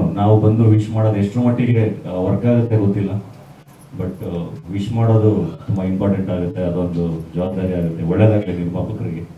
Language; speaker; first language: Kannada; native; Kannada